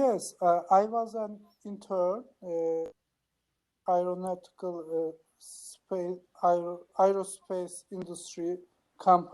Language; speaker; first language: English; non-native, learner; Turkish